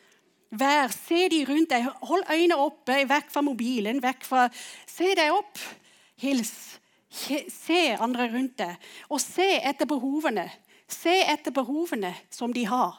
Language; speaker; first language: Norwegian; non-native, fluent; English